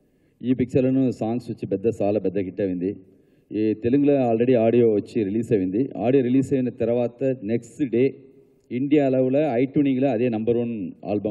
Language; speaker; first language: Telugu; non-native, learner; Tamil